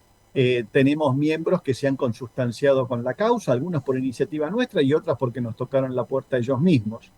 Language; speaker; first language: Spanish; native; Spanish